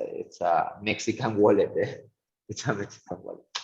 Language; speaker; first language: English; non-native, fluent; Spanish